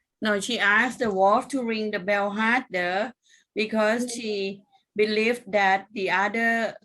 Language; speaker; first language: English; non-native, fluent; Thai